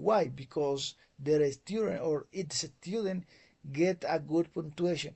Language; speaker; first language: English; non-native, fluent; Spanish